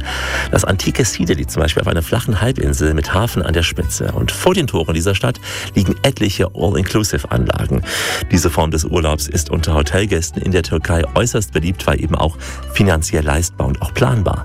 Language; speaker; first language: German; native; German